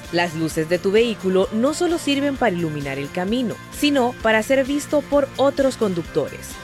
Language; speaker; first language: Spanish; native; Spanish